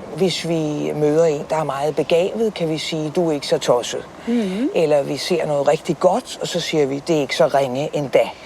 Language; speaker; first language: Danish; native; Danish